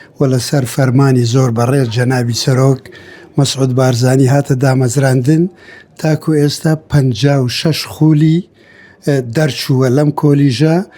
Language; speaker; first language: Central Kurdish; non-native, local second language; Kurdish